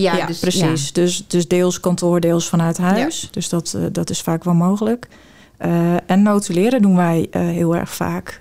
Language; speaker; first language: Dutch; native; Dutch